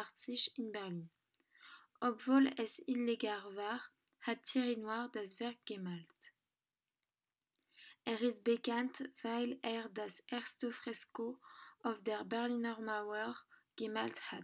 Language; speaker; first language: German; non-native, learner; French